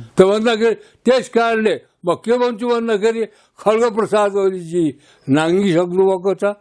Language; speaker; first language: Nepali; native; Nepali